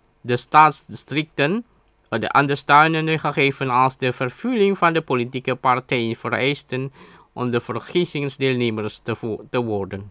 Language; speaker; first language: Dutch; non-native, learner; Indonesian